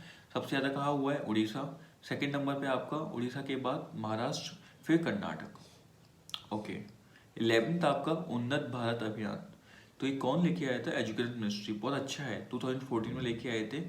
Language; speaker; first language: Hindi; native; Hindi